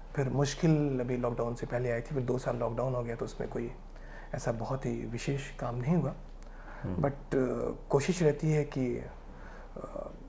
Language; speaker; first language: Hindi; native; Hindi